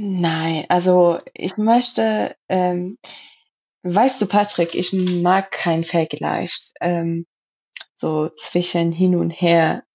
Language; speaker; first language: German; non-native, learner; Persian